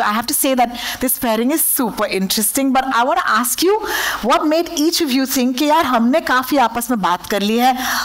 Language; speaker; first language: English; non-native, local second language; Hindi